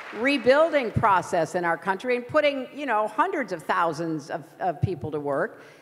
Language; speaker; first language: English; native; English